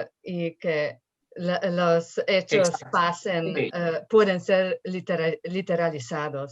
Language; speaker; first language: Spanish; non-native, fluent; Slovenian